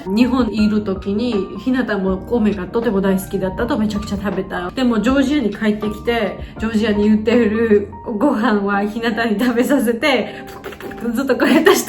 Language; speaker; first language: Japanese; non-native, fluent; Georgian